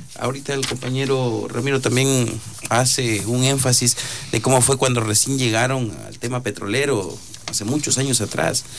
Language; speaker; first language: Spanish; native; Spanish